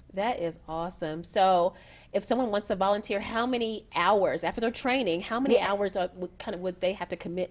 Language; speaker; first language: English; native; English